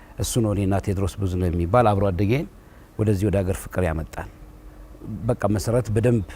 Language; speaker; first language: Amharic; native; Amharic